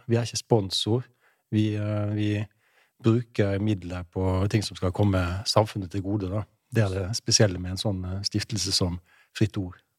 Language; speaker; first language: Norwegian; native; Norwegian